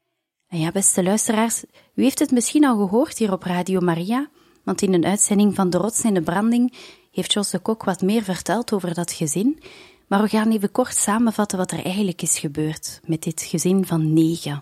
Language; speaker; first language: Dutch; native; Dutch